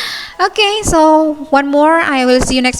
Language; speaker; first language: English; non-native, fluent; Indonesian